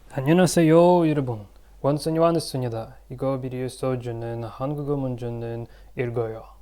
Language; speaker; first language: Korean; non-native, learner; Russian